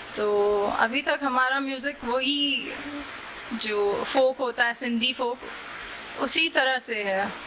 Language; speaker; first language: Hindi; non-native, local second language; Sindhi